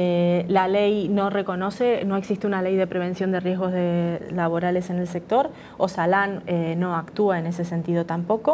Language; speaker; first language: Spanish; native; Spanish